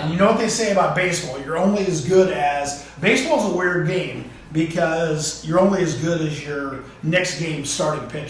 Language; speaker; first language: English; native; English